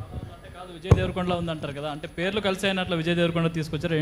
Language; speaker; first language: Telugu; native; Telugu